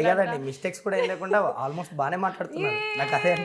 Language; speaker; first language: Telugu; native; Telugu